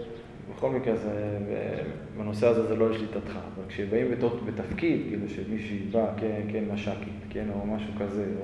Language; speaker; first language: Hebrew; native; Hebrew